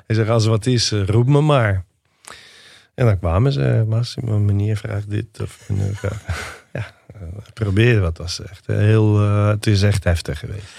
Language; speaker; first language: Dutch; non-native, fluent; Italian